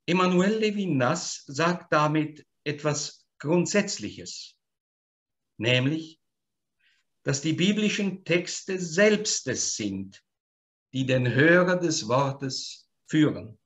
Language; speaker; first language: German; native; German